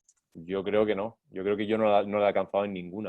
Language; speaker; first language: Spanish; native; Spanish